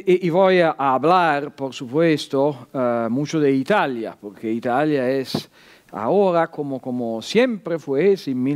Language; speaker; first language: Spanish; non-native, fluent; Italian